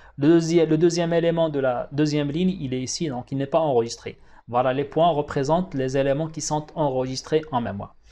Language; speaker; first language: French; non-native, local second language; Arabic